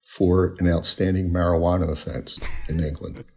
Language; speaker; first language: English; native; English